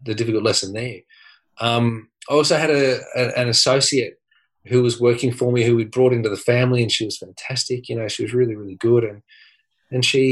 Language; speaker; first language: English; native; English